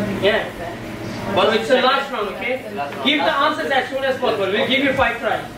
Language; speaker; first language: English; non-native, fluent; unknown